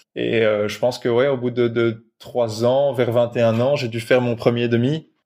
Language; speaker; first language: French; native; French